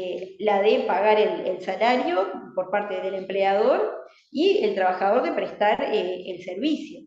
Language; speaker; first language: Spanish; native; Spanish